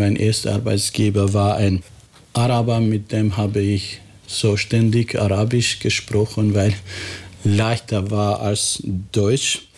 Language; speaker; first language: German; non-native, fluent; Albanian